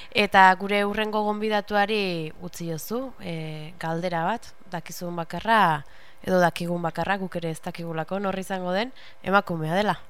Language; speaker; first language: Basque; native; Basque